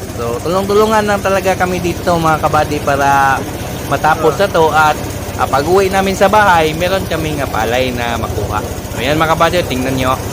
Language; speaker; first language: Filipino; non-native, local second language; Cebuano